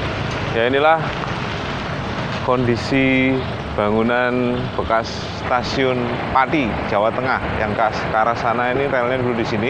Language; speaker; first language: Indonesian; native; Indonesian